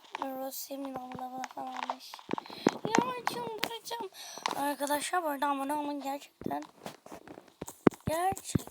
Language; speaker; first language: Turkish; native; Turkish